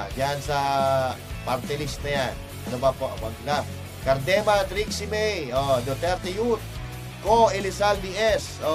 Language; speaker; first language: Filipino; non-native, local second language; Iloko